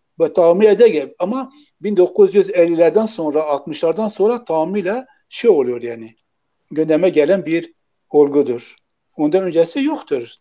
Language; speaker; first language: Turkish; non-native, local second language; Kurdish